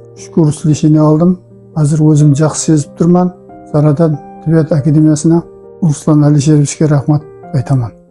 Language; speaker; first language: Uzbek; non-native, local second language; Kara-Kalpak